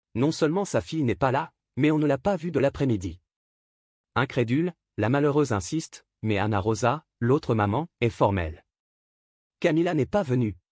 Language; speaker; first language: French; native; French